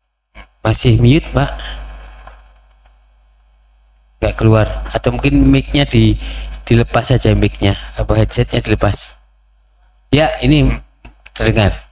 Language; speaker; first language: Indonesian; native; Indonesian